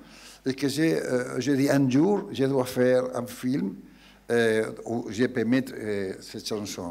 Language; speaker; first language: French; non-native, learner; Spanish